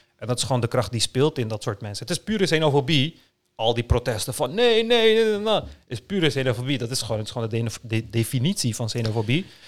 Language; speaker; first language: Dutch; early bilingual, other home language; Turkish